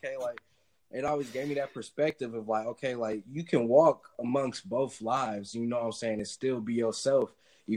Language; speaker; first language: English; native; English